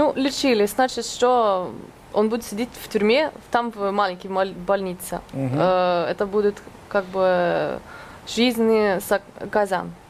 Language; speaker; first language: Russian; non-native, fluent; Norwegian